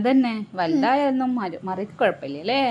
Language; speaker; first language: Malayalam; native; Malayalam